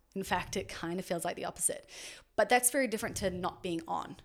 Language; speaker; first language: English; native; English